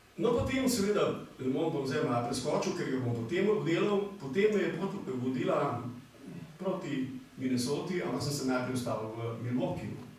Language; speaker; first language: Slovenian; native; Slovenian